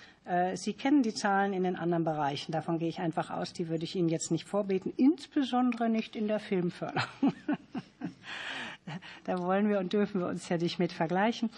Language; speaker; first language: German; native; German